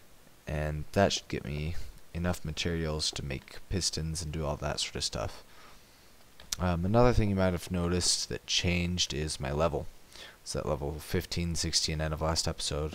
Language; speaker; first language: English; native; English